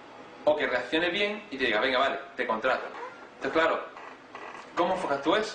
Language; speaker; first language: Spanish; native; Spanish